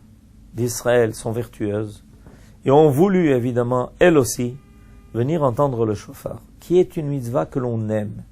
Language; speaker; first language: French; native; French